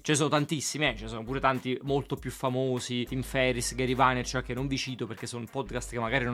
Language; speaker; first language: Italian; native; Italian